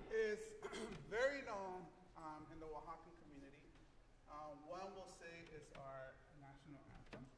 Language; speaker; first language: English; early bilingual, other home language; Spanish